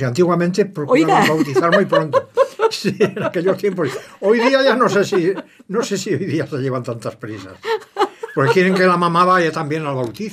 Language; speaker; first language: Spanish; native; Spanish